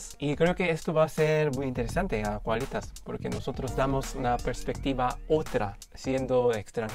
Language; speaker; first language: Spanish; non-native, fluent; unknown